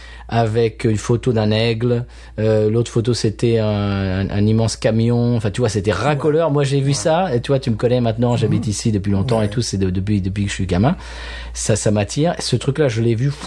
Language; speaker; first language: French; native; French